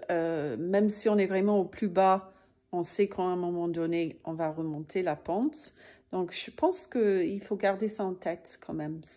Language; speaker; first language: French; native; French